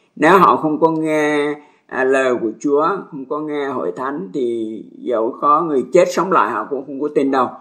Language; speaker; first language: Vietnamese; native; Vietnamese